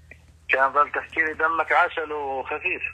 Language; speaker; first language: Arabic; native; Arabic